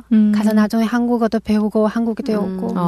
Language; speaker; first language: Korean; non-native, learner; Chinese